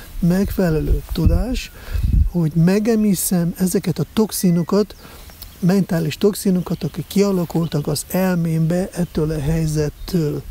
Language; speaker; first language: Hungarian; non-native, fluent; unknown